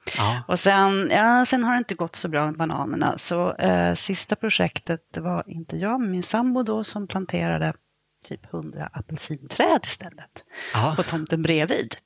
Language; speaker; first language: Swedish; native; Swedish